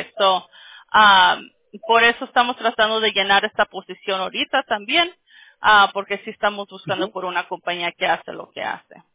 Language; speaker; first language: Spanish; early bilingual, other home language; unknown